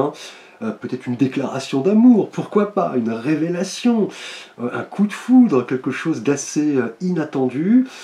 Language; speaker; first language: French; native; French